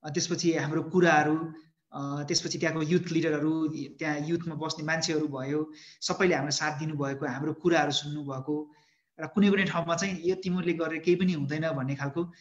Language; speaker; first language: Nepali; native; Nepali